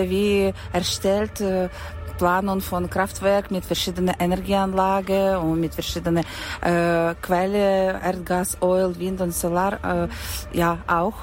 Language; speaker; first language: German; non-native, learner; Ukrainian